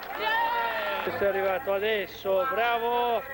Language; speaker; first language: Italian; non-native, learner; Portuguese